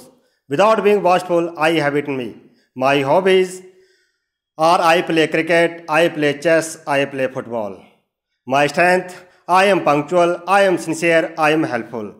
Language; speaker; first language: English; non-native, learner; Hindi